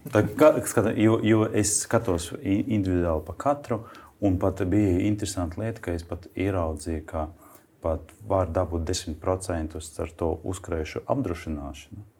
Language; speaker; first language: Latvian; non-native, local second language; Russian